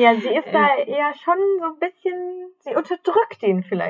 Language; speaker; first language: German; native; German